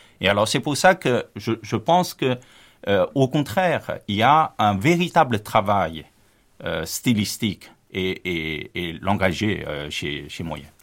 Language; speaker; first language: French; non-native, fluent; Chinese